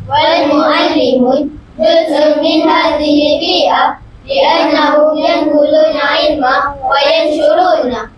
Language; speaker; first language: Arabic; non-native, learner; Malay